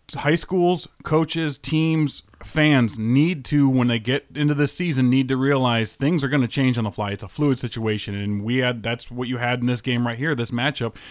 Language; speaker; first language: English; native; English